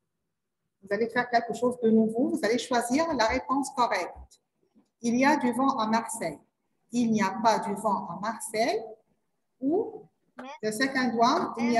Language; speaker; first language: French; non-native, learner; Arabic